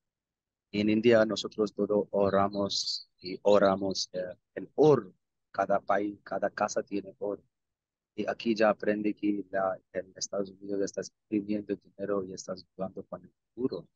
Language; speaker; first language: Spanish; non-native, learner; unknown